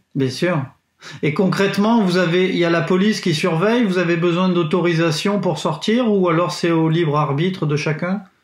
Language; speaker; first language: French; native; French